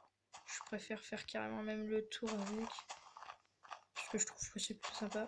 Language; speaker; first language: French; native; French